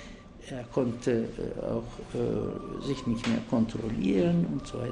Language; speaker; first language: German; non-native, fluent; Turkish